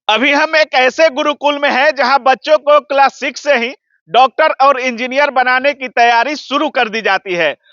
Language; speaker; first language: Hindi; native; Hindi